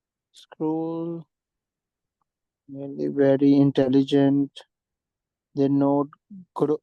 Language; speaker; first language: English; non-native, learner; Urdu